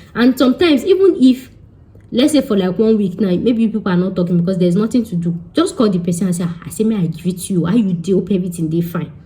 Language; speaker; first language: Nigerian Pidgin; non-native, local second language; Yoruba